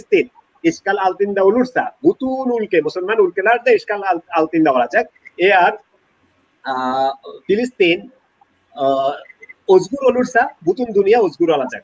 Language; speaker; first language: Turkish; non-native, learner; Bangla